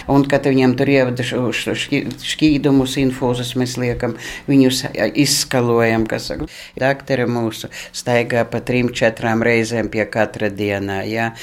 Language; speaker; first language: Latvian; non-native, local second language; Russian